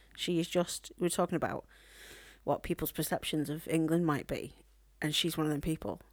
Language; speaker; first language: English; native; English